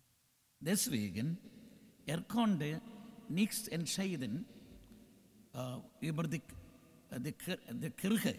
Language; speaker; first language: German; non-native, learner; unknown